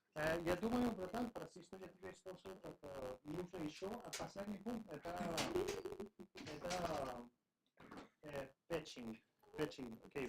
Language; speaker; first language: Russian; non-native, learner; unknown